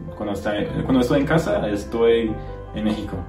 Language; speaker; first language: Spanish; non-native, fluent; English